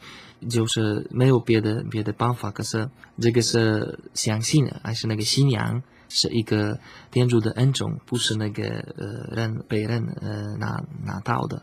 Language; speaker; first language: Chinese; non-native, learner; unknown